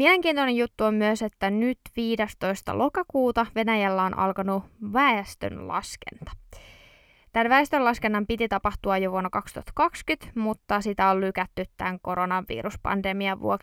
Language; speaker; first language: Finnish; native; Finnish